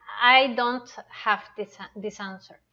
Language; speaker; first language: English; non-native, learner; Spanish